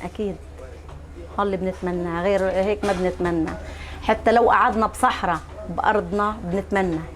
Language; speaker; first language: Arabic; native; Arabic